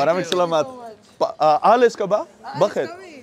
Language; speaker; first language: Filipino; non-native, learner; Dutch